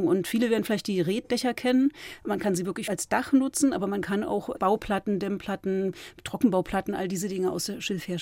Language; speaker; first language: German; native; German